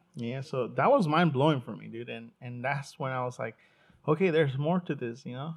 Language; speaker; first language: English; early bilingual, other home language; Spanish